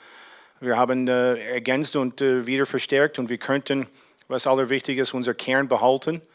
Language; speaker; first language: German; non-native, fluent; English